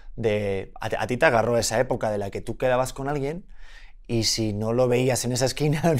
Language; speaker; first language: Spanish; native; Spanish